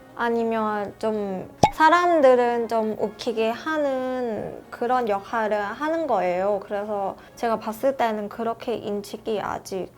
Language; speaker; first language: Korean; non-native, fluent; Thai